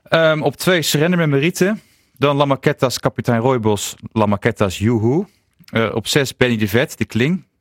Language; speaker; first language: Dutch; native; Dutch